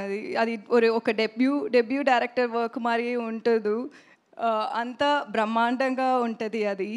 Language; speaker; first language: Telugu; non-native, learner; Tamil